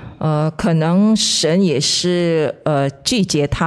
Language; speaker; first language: Chinese; non-native, fluent; Indonesian